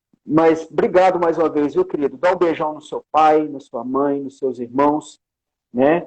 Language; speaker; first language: Portuguese; native; Portuguese